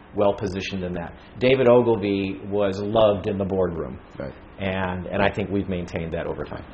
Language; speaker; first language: English; native; English